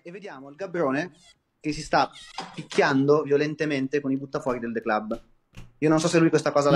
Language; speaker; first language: Italian; native; Italian